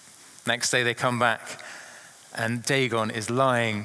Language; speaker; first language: English; native; English